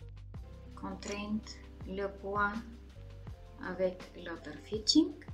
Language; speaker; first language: French; non-native, fluent; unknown